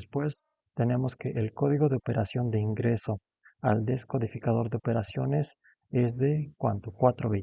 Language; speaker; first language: Spanish; native; Spanish